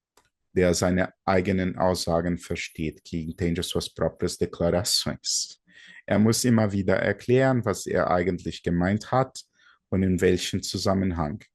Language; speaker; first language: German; non-native, fluent; Portuguese